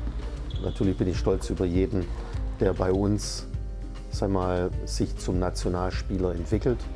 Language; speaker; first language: German; native; German